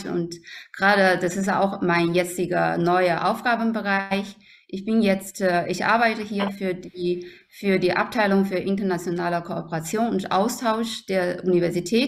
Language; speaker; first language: German; non-native, fluent; Chinese